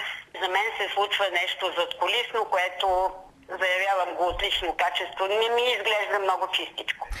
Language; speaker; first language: Bulgarian; native; Bulgarian